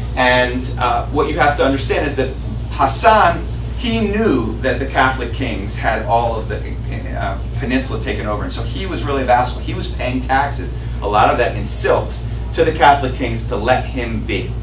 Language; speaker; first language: English; native; English